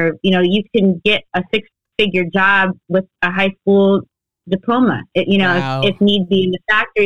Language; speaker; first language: English; native; English